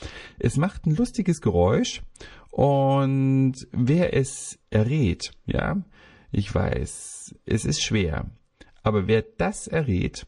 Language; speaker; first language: German; native; German